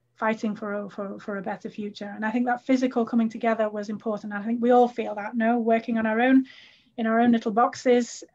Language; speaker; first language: English; native; English